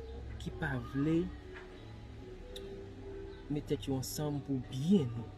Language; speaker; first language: French; non-native, local second language; Haitian Creole